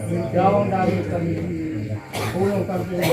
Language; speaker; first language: Indonesian; non-native, local second language; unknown